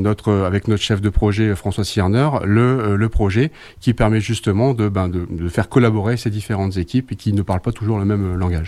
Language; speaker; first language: French; native; French